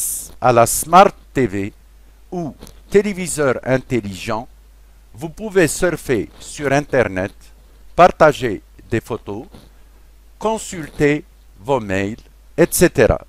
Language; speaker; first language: French; non-native, local second language; Arabic